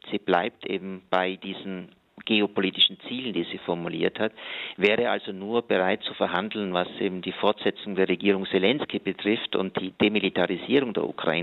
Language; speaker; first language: German; native; German